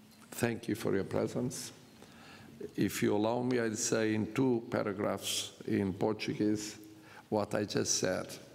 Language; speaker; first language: English; non-native, fluent; Portuguese